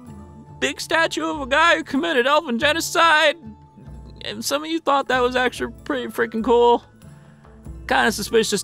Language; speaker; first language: English; native; English